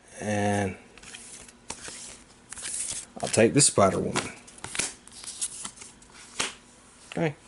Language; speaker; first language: English; native; English